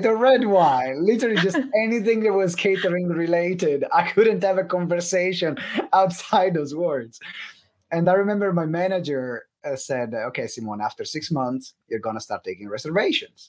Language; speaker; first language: English; non-native, fluent; Italian